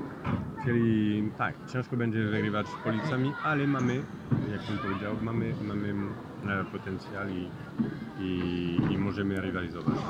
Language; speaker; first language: Polish; non-native, fluent; French